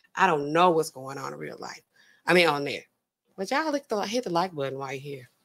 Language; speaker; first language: English; native; English